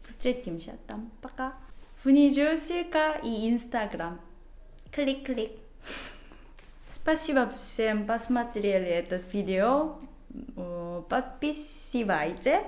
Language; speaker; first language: Russian; non-native, learner; Korean